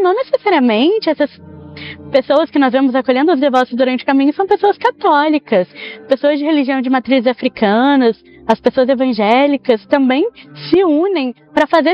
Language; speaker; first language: Portuguese; native; Portuguese